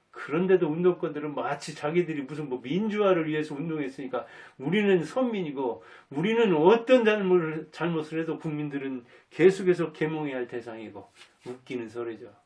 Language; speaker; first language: Korean; native; Korean